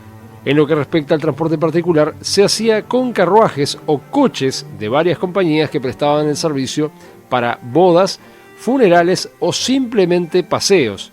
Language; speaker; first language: Spanish; native; Spanish